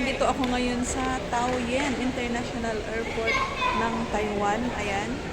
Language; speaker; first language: Filipino; non-native, local second language; Cebuano